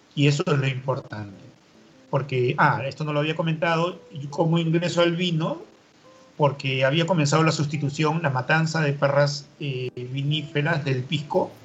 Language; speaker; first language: Spanish; native; Spanish